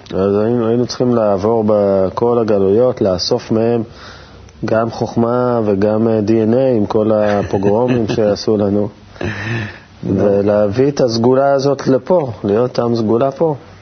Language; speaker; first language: Hebrew; native; Hebrew